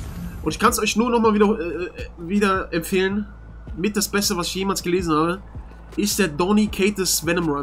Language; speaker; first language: German; native; German